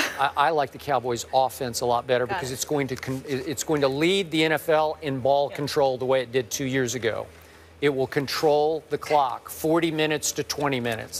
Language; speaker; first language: English; native; English